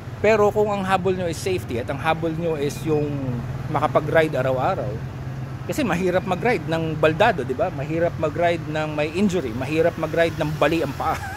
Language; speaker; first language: Filipino; native; Filipino